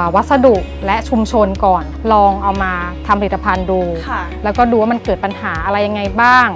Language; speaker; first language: Thai; native; Thai